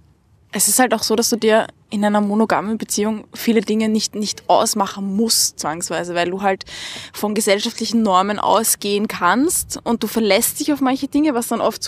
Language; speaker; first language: German; native; German